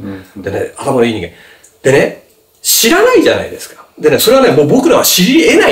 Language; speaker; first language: Japanese; native; Japanese